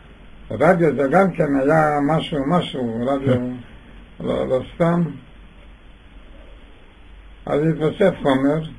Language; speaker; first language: Hebrew; non-native, fluent; Yiddish